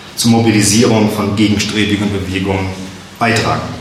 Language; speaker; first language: German; native; German